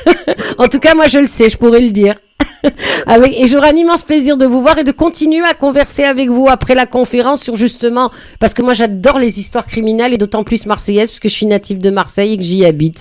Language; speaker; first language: French; native; French